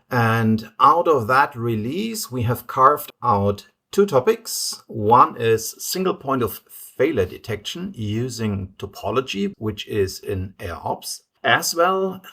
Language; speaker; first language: English; non-native, fluent; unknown